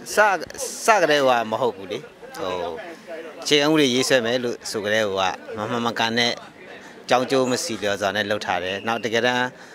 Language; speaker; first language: Burmese; native; Burmese